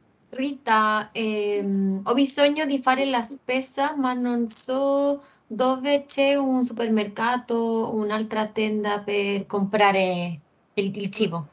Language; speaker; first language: Italian; non-native, learner; Spanish